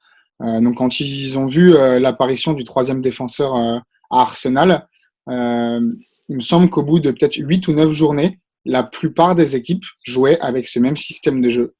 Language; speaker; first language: French; native; French